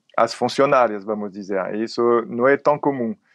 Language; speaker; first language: Portuguese; non-native, fluent; French